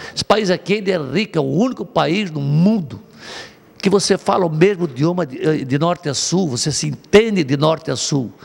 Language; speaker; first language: Portuguese; native; Portuguese